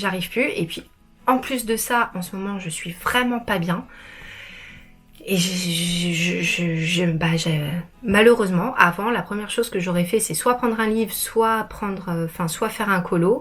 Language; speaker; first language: French; native; French